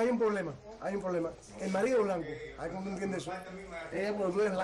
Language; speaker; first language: Spanish; native; Spanish